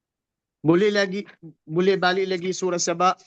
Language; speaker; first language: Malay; non-native, fluent; Arabic